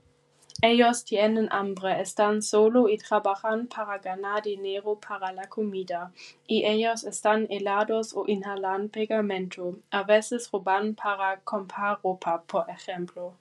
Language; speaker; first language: Spanish; non-native, learner; German